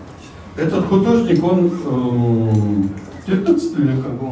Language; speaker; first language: Russian; native; Russian